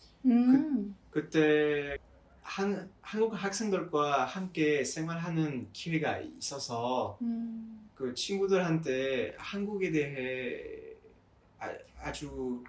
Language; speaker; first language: Korean; non-native, fluent; French